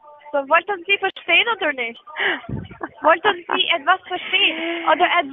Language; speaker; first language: German; non-native, learner; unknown